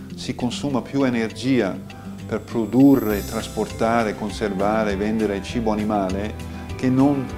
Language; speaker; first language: Italian; non-native, fluent; English